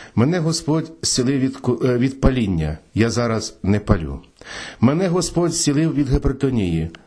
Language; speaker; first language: Ukrainian; native; Ukrainian